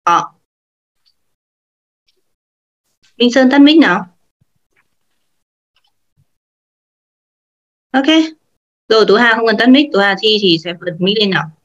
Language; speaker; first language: Chinese; non-native, fluent; Vietnamese